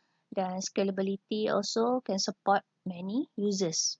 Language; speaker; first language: English; non-native, local second language; Malay